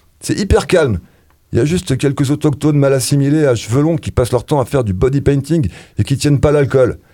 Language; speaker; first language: French; native; French